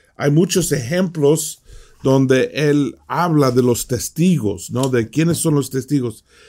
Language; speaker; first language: Spanish; early bilingual, heritage; Spanish